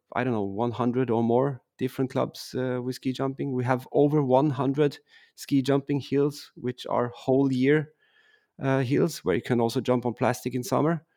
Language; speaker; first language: English; non-native, fluent; German